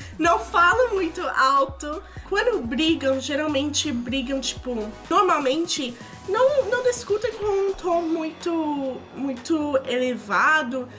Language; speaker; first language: Portuguese; non-native, fluent; English